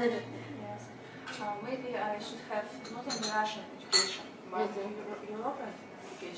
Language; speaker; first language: English; non-native, learner; Russian